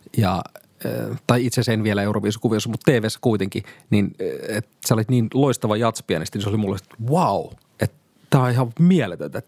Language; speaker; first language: Finnish; native; Finnish